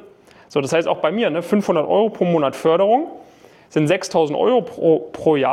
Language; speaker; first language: German; native; German